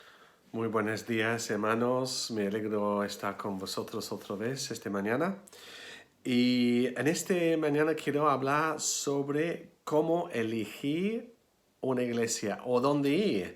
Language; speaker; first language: Spanish; non-native, fluent; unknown